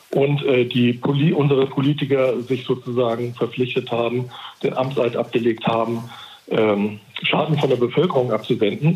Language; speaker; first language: German; native; German